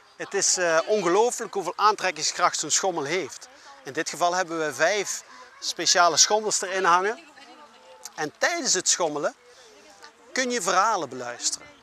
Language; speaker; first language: Dutch; native; Dutch